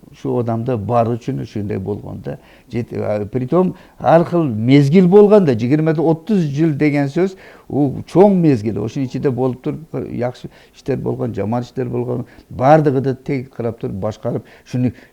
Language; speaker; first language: Kyrgyz; non-native, local second language; Uzbek